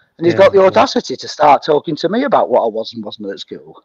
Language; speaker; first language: English; native; English